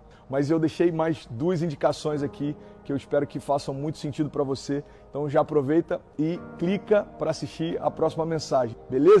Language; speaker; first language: Portuguese; native; Portuguese